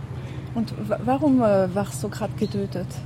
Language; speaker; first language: German; non-native, learner; French